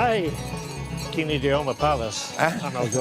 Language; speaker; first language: Catalan; non-native, learner; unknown